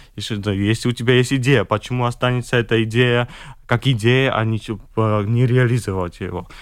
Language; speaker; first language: Russian; non-native, fluent; Georgian